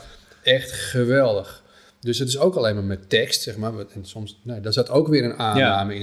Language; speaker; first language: Dutch; native; Dutch